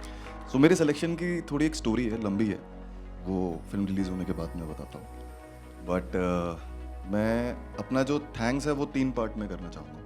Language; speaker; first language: Hindi; native; Hindi